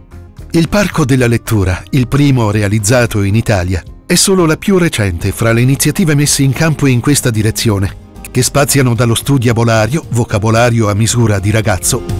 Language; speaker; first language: Italian; native; Italian